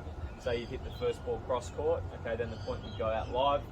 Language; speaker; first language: English; native; English